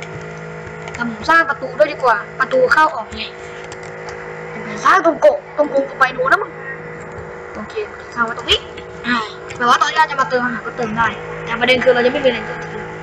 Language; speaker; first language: Thai; native; Thai